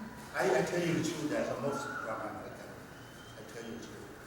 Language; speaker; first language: English; non-native, learner; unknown